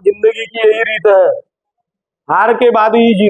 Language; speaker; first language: Hindi; non-native, local second language; Marathi